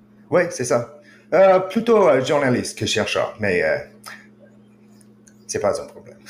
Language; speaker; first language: French; non-native, fluent; English